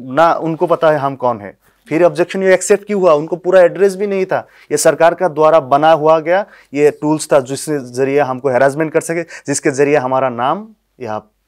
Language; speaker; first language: Hindi; non-native, local second language; Bangla